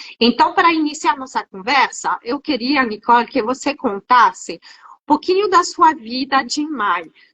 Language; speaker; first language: Portuguese; non-native, fluent; French